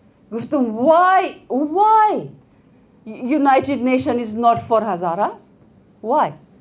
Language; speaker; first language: English; non-native, local second language; Hazaragi